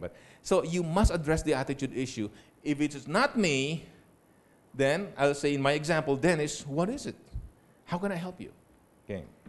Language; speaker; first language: English; non-native, local second language; Filipino